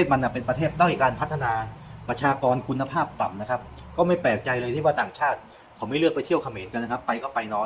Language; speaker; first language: Thai; native; Thai